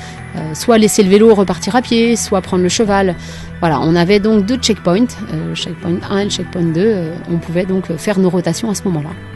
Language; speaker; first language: French; native; French